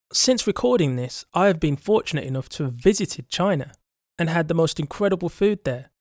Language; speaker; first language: English; native; English